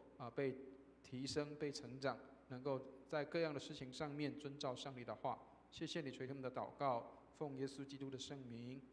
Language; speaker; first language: Chinese; native; Chinese